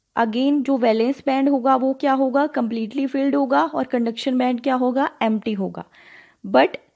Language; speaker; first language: Hindi; native; Hindi